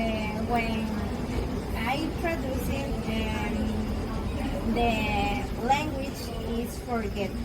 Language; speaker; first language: English; non-native, learner; Spanish